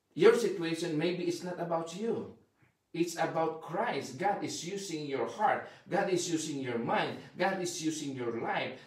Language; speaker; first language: English; non-native, local second language; Filipino